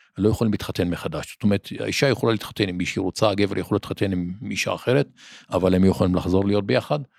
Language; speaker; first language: Hebrew; non-native, local second language; Arabic